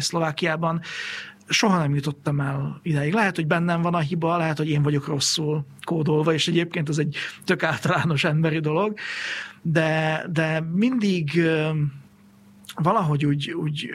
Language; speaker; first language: Hungarian; native; Hungarian